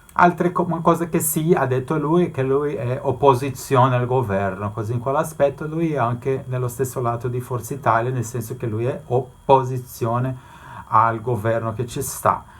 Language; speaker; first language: Italian; non-native, fluent; Spanish